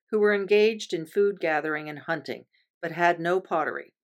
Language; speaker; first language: English; native; English